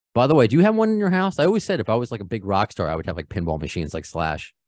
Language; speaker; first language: English; native; English